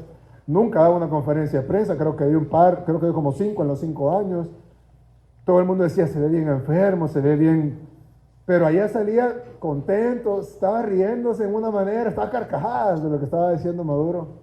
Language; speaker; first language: Spanish; native; Spanish